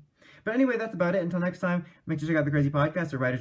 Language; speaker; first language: English; native; English